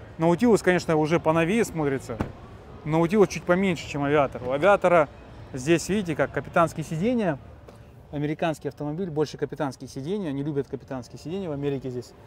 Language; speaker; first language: Russian; native; Russian